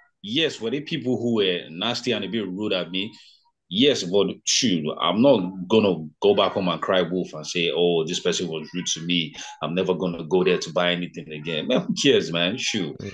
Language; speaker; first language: English; non-native, local second language; Yoruba